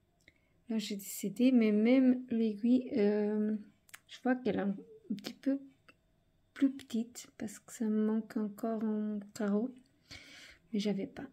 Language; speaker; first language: French; non-native, fluent; Portuguese